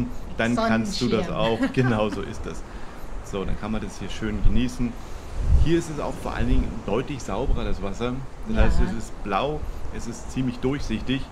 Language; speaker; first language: German; native; German